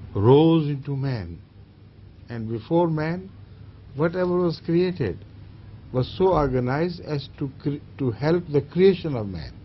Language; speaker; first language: English; non-native, local second language; Urdu